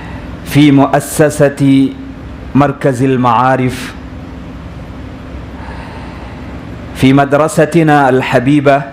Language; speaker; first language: Arabic; non-native, fluent; Urdu